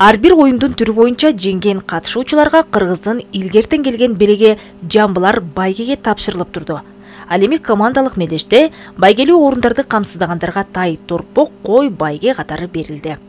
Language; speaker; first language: Kyrgyz; native; Kyrgyz